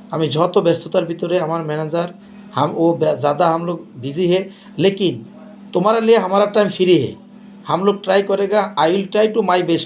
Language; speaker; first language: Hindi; non-native, fluent; Bangla